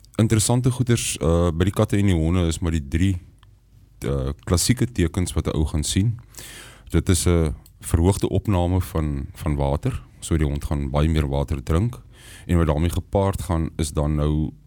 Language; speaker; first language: Afrikaans; native; Afrikaans